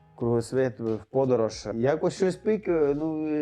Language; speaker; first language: Ukrainian; non-native, local second language; Russian